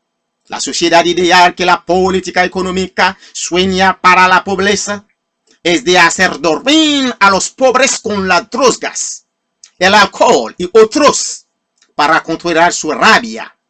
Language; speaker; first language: Spanish; non-native, fluent; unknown